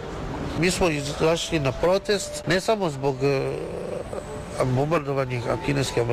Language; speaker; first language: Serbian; non-native, fluent; Chinese